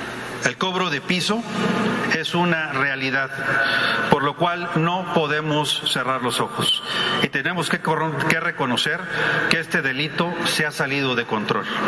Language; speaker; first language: Spanish; native; Spanish